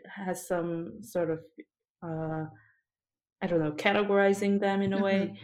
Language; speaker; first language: English; early bilingual, other home language; Korean